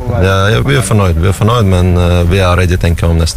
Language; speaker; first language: Norwegian; non-native, learner; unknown